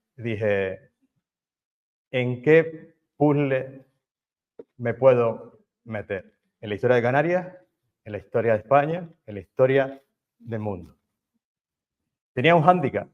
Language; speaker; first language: Spanish; native; Spanish